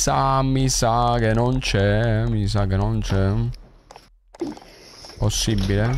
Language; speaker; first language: Italian; native; Italian